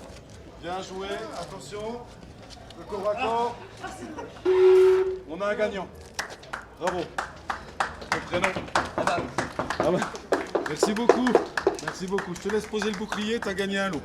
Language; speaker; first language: French; native; French